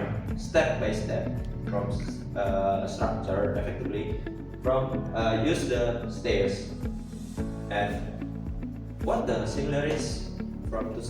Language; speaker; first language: English; non-native, learner; Indonesian